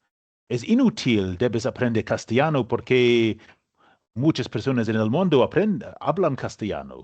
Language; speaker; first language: Spanish; non-native, learner; English